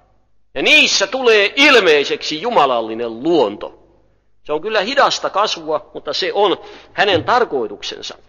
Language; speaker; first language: Finnish; native; Finnish